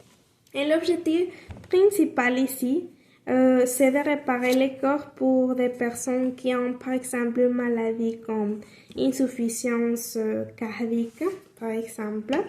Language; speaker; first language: French; non-native, learner; Spanish